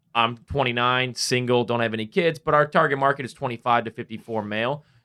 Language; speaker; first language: English; native; English